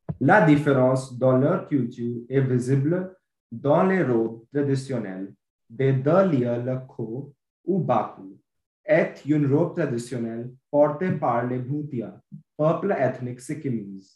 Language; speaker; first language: French; non-native, learner; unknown